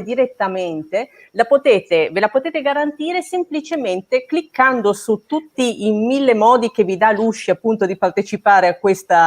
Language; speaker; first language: Italian; native; Italian